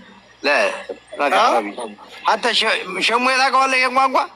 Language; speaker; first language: Arabic; non-native, learner; Amharic